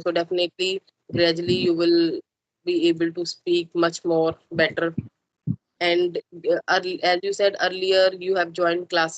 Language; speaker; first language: English; non-native, local second language; Hindi